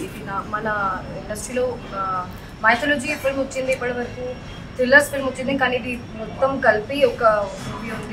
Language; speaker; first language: Telugu; non-native, learner; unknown